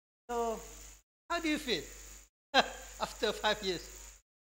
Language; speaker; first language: English; non-native, local second language; Malay